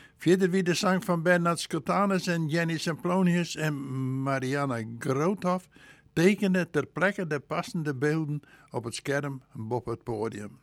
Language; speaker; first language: Dutch; non-native, local second language; Western Frisian